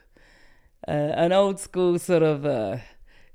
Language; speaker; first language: English; native; English